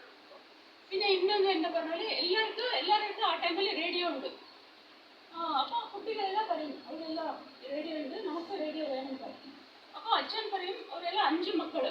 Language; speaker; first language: Malayalam; non-native, learner; Kannada